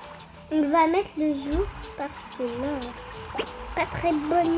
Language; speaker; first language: French; native; French